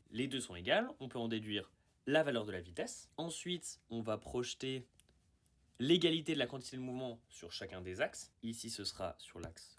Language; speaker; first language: French; native; French